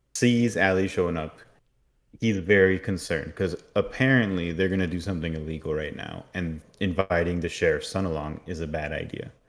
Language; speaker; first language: English; native; English